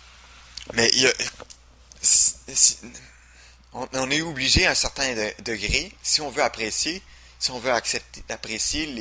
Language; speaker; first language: French; native; French